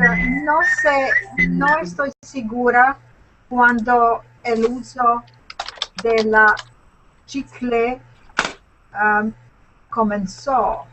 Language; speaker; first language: Spanish; non-native, learner; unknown